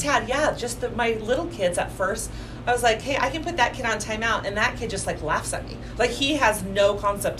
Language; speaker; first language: English; native; English